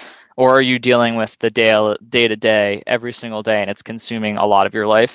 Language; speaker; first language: English; native; English